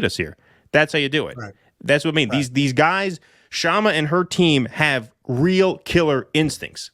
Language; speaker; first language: English; native; English